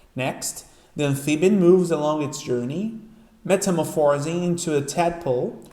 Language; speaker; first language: English; non-native, fluent; Portuguese